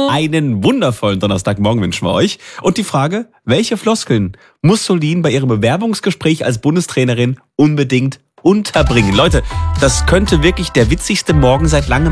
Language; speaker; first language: German; native; German